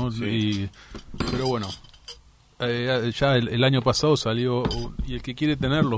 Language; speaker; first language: Spanish; native; Spanish